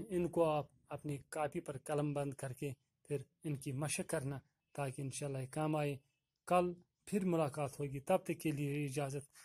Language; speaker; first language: Urdu; non-native, local second language; Kashmiri